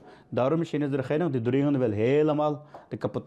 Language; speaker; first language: Dutch; non-native, learner; Uyghur